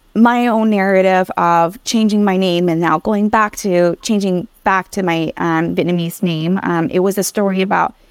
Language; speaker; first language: English; early bilingual, other home language; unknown